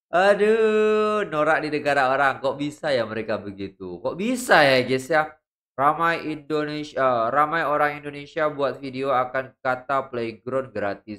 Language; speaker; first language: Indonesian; native; Indonesian